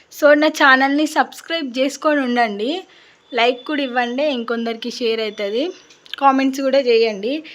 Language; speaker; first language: Telugu; non-native, local second language; Lambadi